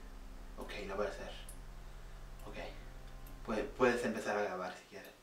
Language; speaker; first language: Spanish; non-native, fluent; Italian